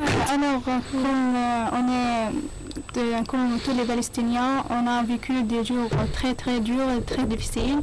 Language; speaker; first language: French; non-native, learner; Arabic